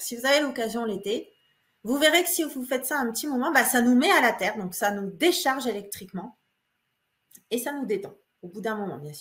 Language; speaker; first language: French; native; French